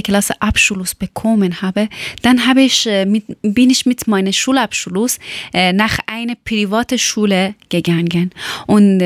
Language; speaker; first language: German; non-native, learner; Persian